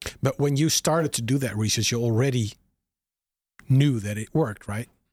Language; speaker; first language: English; non-native, fluent; Dutch